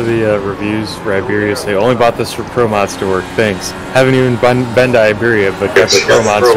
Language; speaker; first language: English; native; English